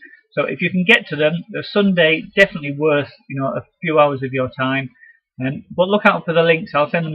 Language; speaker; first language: English; native; English